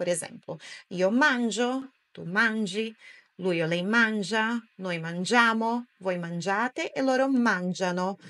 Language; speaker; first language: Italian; non-native, fluent; Portuguese